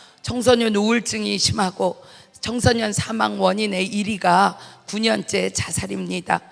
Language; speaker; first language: Korean; native; Korean